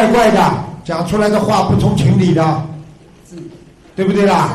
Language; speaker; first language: Chinese; native; Chinese